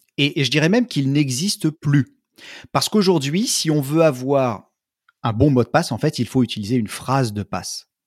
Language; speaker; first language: French; native; French